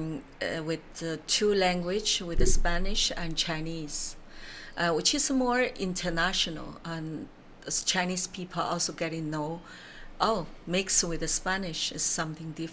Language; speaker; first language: English; non-native, learner; Chinese